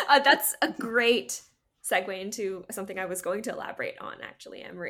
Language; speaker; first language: English; native; English